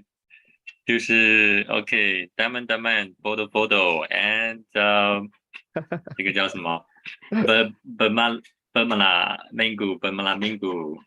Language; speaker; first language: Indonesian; non-native, learner; Chinese